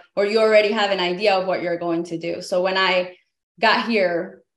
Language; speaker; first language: English; early bilingual, other home language; Spanish